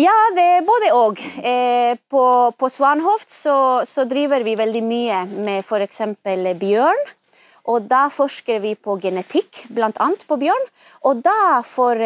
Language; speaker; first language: Norwegian; non-native, fluent; Spanish